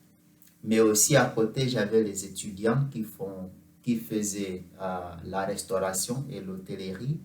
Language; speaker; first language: French; non-native, fluent; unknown